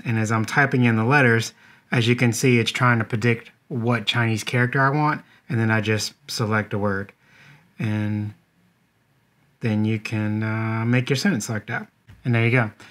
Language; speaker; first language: English; native; English